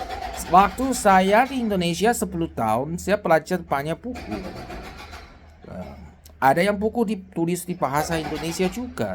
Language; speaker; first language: Indonesian; non-native, learner; Chinese